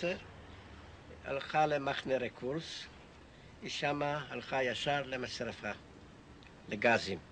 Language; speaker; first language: Hebrew; non-native, fluent; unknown